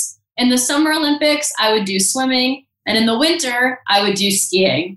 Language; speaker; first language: English; native; English